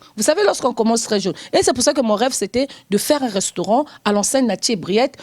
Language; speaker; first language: French; non-native, local second language; Lingala